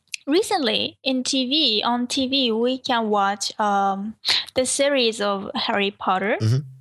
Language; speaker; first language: English; non-native, learner; Japanese